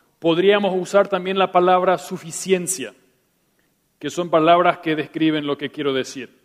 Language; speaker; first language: Spanish; non-native, local second language; German